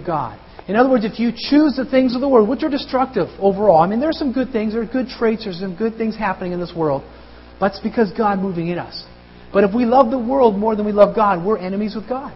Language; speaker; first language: English; native; English